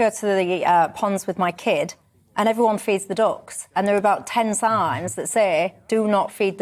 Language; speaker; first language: English; native; English